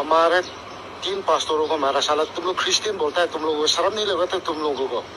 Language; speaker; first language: Hindi; non-native, local second language; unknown